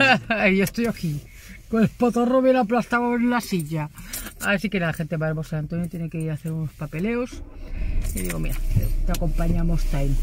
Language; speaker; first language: Spanish; native; Spanish